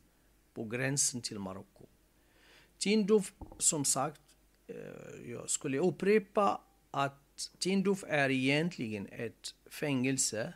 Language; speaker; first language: Swedish; non-native, fluent; Arabic